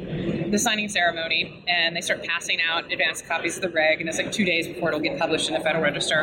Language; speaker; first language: English; native; English